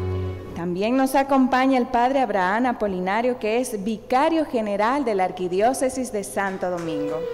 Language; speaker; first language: Spanish; native; Spanish